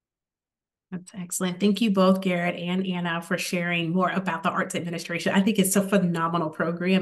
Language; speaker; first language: English; native; English